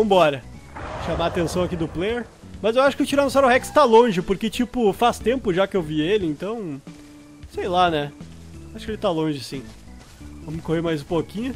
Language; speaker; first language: Portuguese; native; Portuguese